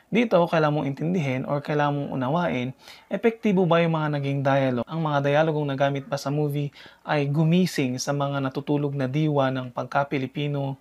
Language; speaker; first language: Filipino; native; Filipino